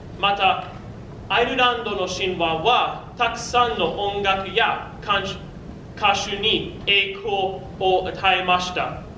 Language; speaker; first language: Japanese; non-native, learner; English